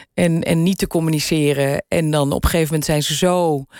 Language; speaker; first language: Dutch; native; Dutch